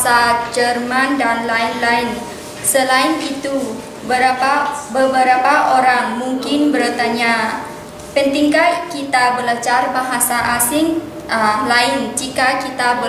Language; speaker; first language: Indonesian; non-native, learner; Lao